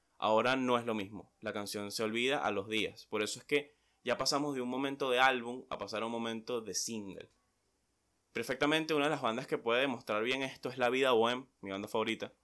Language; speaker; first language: Spanish; native; Spanish